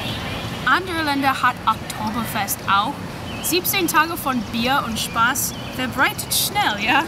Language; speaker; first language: German; non-native, learner; English